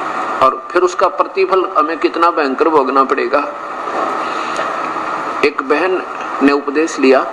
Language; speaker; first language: Hindi; non-native, local second language; Haryanvi